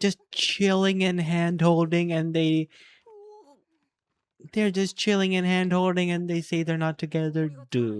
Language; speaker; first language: English; native; English